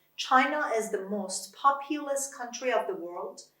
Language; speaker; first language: English; non-native, fluent; Persian